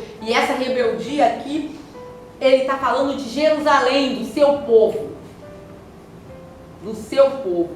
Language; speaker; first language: Portuguese; native; Portuguese